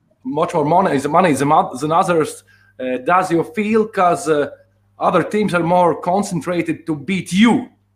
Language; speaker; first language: English; non-native, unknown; Latvian